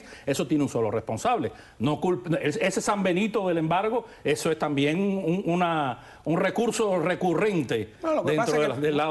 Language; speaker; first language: Spanish; native; Spanish